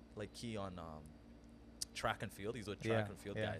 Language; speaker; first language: English; early bilingual, other home language; Amharic